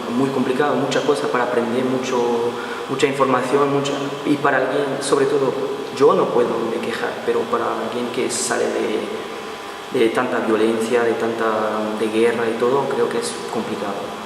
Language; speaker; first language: Spanish; non-native, learner; Portuguese